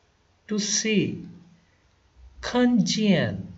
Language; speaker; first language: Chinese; non-native, fluent; Hindi